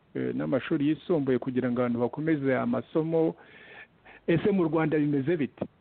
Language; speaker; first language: Kinyarwanda; early bilingual, heritage; Kinyarwanda